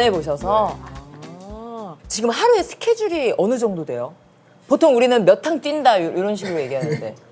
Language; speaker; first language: Korean; native; Korean